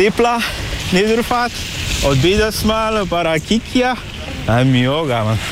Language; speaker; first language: Icelandic; non-native, learner; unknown